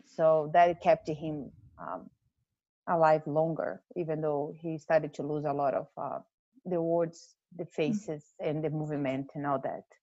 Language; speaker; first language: English; non-native, fluent; Portuguese